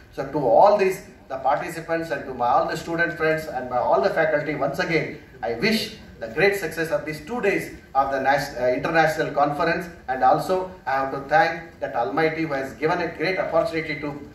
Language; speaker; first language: English; non-native, local second language; Kannada